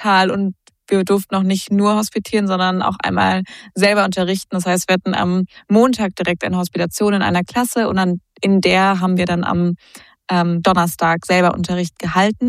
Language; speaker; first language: German; native; German